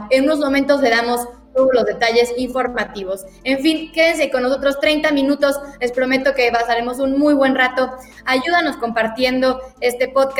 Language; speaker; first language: Spanish; native; Spanish